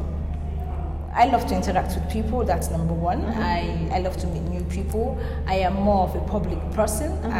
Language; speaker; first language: English; non-native, local second language; Igbo